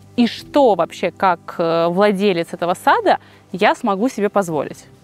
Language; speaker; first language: Russian; native; Russian